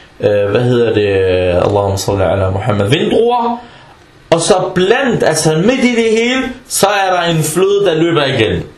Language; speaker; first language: Danish; early bilingual, other home language; Arabic